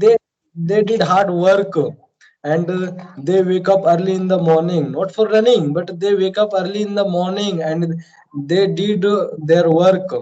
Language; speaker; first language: English; non-native, learner; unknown